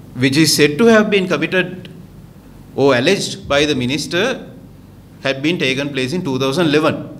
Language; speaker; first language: English; non-native, local second language; Sinhala